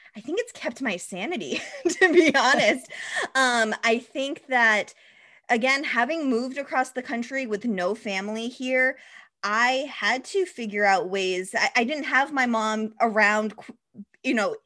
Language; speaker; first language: English; native; English